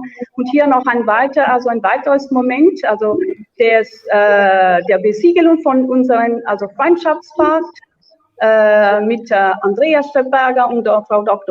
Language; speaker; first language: German; non-native, fluent; Italian